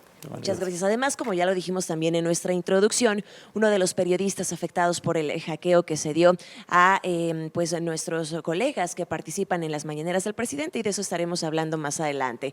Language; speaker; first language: Spanish; native; Spanish